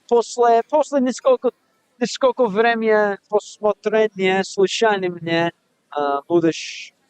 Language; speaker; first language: Russian; non-native, learner; English